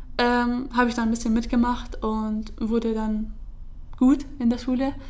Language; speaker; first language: German; early bilingual, other home language; Kurdish